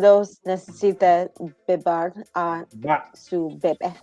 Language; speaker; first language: Spanish; non-native, learner; English